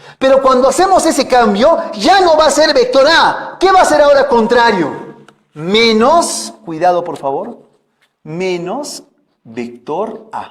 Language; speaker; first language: Spanish; native; Spanish